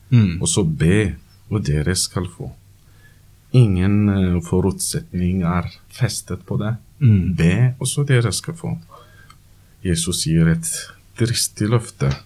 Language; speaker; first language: Norwegian; non-native, learner; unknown